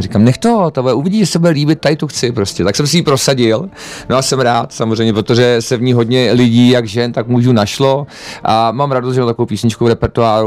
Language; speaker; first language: Czech; native; Czech